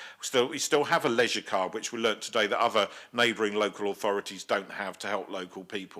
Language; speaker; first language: English; native; English